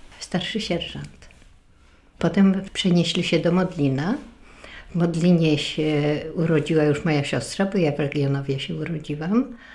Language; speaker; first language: Polish; native; Polish